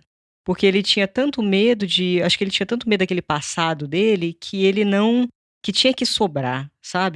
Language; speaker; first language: Portuguese; native; Portuguese